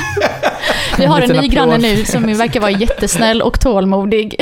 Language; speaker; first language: Swedish; native; Swedish